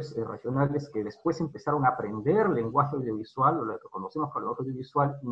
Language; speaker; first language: Spanish; native; Spanish